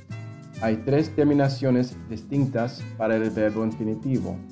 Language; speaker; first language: Spanish; non-native, fluent; English